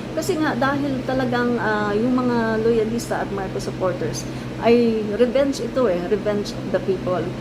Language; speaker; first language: Filipino; non-native, local second language; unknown